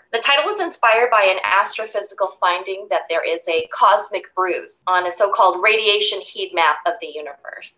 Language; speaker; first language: English; native; English